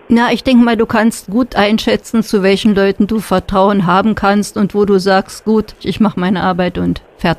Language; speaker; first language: German; native; German